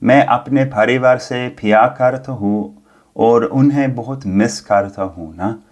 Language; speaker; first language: Hindi; non-native, fluent; English